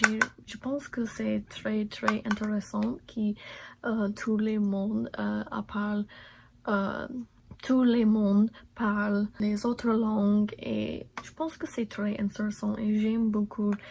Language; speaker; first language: French; non-native, learner; English